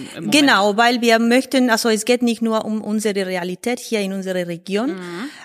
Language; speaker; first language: German; non-native, learner; Spanish